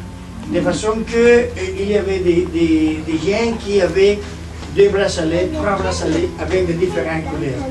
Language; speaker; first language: French; non-native, learner; Spanish